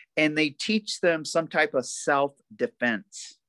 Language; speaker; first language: English; native; English